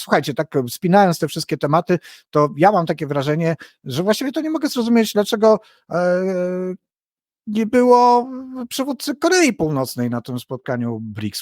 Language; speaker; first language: Polish; native; Polish